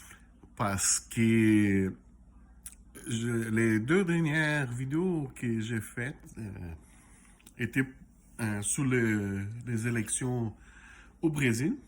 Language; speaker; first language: French; non-native, fluent; Portuguese